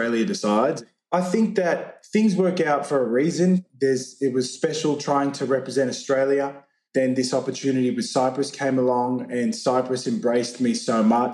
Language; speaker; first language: English; native; English